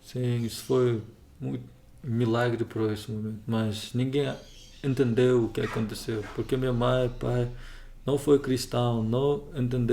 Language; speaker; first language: Portuguese; non-native, learner; Russian